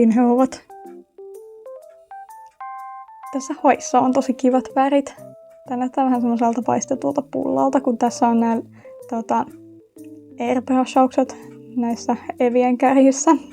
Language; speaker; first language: Finnish; native; Finnish